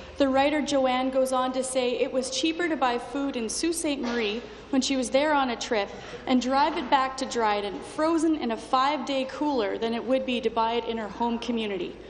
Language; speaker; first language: English; native; English